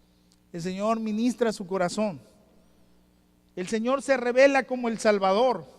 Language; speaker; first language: Spanish; native; Spanish